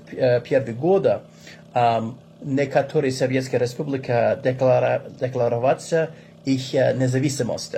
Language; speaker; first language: Russian; non-native, learner; English